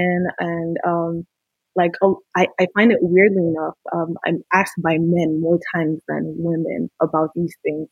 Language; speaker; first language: English; non-native, local second language; Yoruba